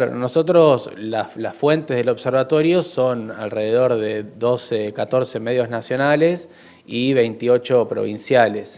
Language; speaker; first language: Spanish; native; Spanish